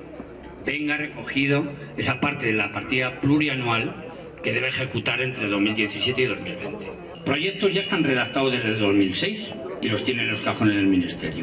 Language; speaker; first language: Spanish; native; Spanish